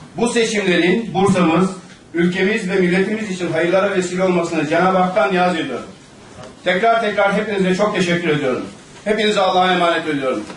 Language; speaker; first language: Turkish; native; Turkish